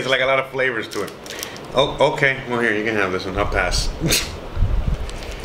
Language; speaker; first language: English; native; English